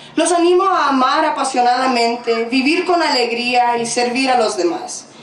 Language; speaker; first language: Spanish; early bilingual, other home language; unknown